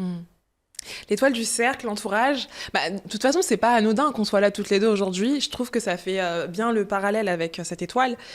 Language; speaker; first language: French; early bilingual, other home language; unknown